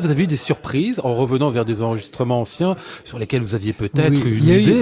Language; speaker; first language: French; native; French